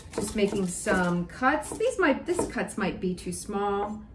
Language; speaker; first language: English; native; English